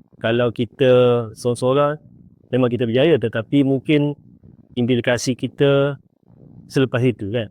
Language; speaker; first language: Malay; native; Malay